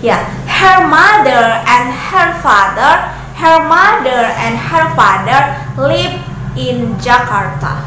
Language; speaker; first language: English; non-native, learner; Indonesian